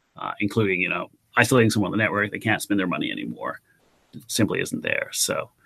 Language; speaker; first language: English; native; English